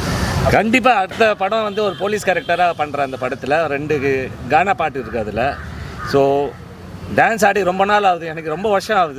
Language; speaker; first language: Tamil; native; Tamil